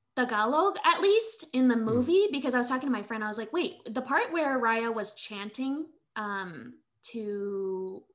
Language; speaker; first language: English; early bilingual, other home language; Vietnamese